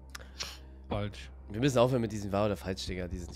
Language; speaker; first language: German; native; German